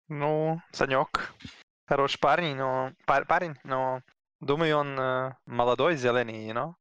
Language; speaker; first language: Russian; non-native, learner; Serbian